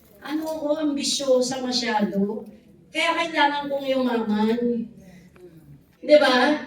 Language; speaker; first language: Filipino; native; Filipino